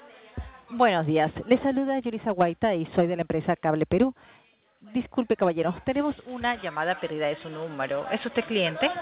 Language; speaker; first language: Spanish; native; Spanish